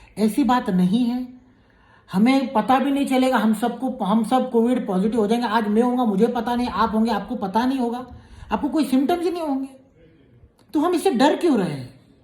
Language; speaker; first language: Hindi; native; Hindi